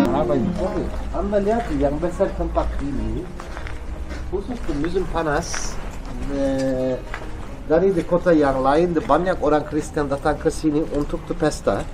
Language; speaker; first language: Indonesian; non-native, learner; Turkish